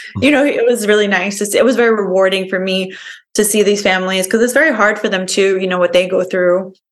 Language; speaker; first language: English; early bilingual, other home language; Spanish